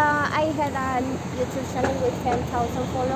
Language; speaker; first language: English; non-native, learner; Spanish